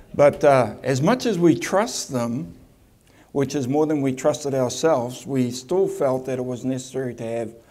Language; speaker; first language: English; native; English